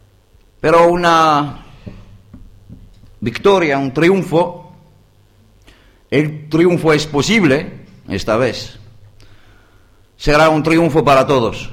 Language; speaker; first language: Spanish; non-native, learner; Greek